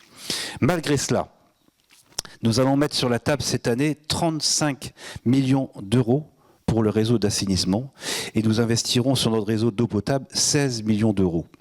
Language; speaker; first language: French; native; French